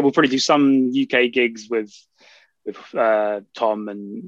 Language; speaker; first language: English; native; English